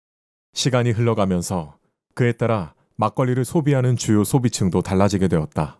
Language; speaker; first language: Korean; native; Korean